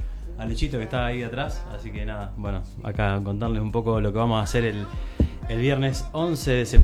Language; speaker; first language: Spanish; native; Spanish